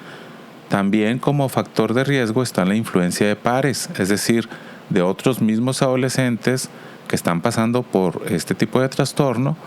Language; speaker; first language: Spanish; native; Spanish